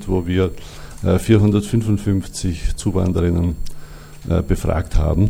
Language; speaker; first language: German; native; German